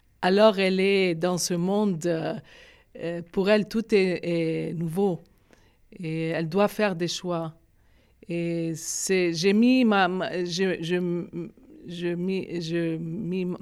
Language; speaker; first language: French; non-native, fluent; Arabic